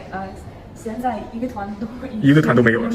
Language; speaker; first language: Chinese; non-native, fluent; Russian